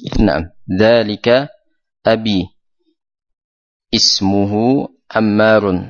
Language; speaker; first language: Arabic; non-native, fluent; Indonesian